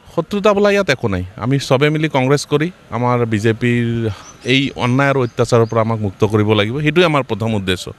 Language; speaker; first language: Assamese; non-native, local second language; Bangla